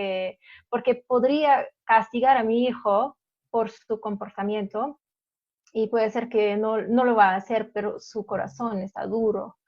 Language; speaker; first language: Spanish; non-native, fluent; German